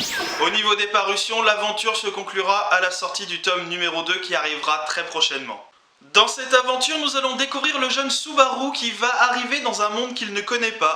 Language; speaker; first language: French; native; French